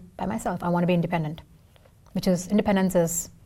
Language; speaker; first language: English; non-native, local second language; Tamil